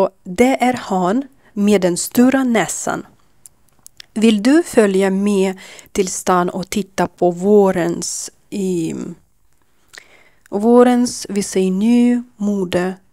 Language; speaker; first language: Swedish; non-native, learner; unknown